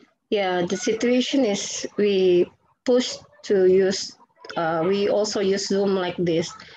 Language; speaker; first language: English; non-native, fluent; Indonesian